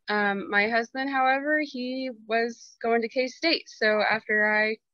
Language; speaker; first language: English; native; English